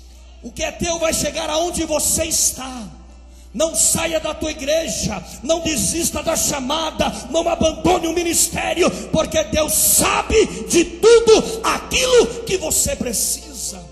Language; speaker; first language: Portuguese; native; Portuguese